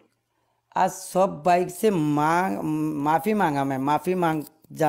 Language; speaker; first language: Hindi; non-native, learner; Bangla